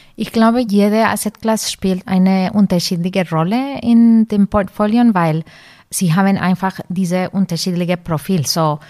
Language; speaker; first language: German; non-native, fluent; Spanish